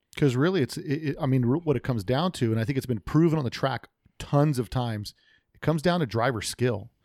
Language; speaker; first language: English; native; English